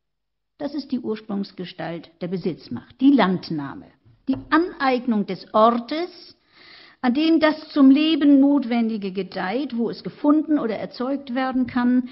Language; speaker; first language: German; native; German